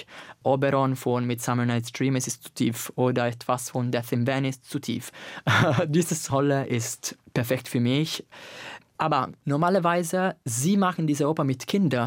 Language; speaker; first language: German; non-native, fluent; Italian